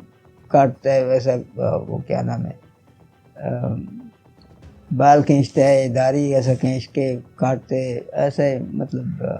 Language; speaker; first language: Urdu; non-native, local second language; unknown